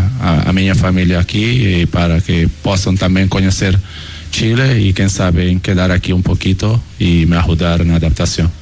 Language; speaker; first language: Spanish; non-native, fluent; Portuguese